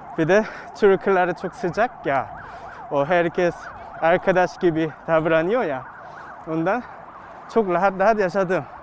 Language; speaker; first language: Turkish; non-native, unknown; Korean